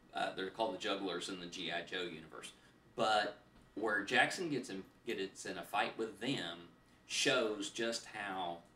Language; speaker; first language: English; native; English